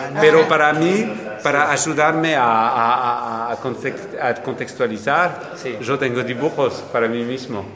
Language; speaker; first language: Spanish; non-native, learner; French